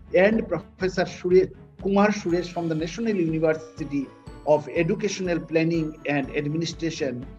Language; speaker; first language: English; non-native, local second language; Bangla